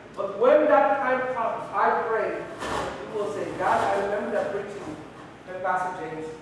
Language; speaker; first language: English; non-native, local second language; Filipino